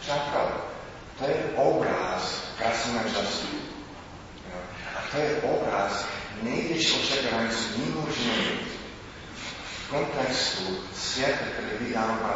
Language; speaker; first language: Czech; non-native, fluent; English